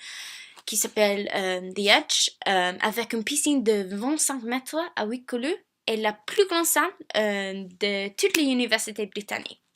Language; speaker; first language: French; non-native, fluent; English